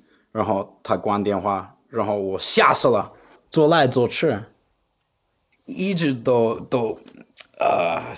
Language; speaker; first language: Chinese; non-native, fluent; English